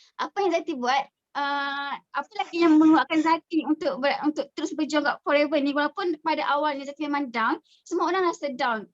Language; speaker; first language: Malay; native; Malay